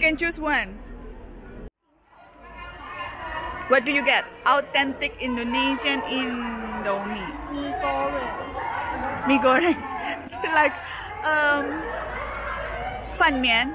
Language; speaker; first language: English; non-native, fluent; Indonesian